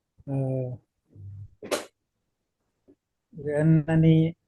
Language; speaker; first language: Arabic; non-native, learner; Indonesian